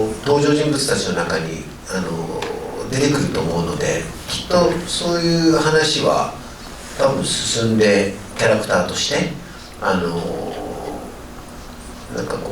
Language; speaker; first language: Japanese; native; Japanese